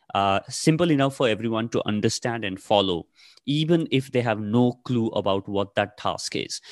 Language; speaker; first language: English; non-native, local second language; Nepali